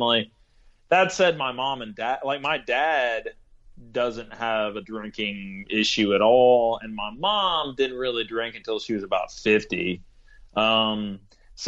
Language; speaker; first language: English; native; English